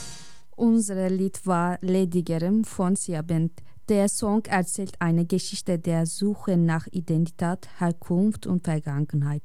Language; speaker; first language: German; non-native, fluent; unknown